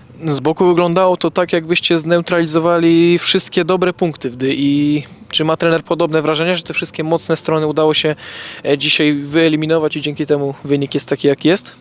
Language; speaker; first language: Polish; native; Polish